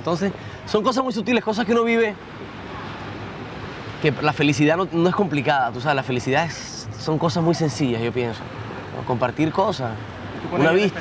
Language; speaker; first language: Spanish; native; Spanish